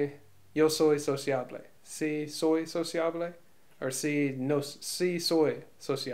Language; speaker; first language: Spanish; non-native, learner; English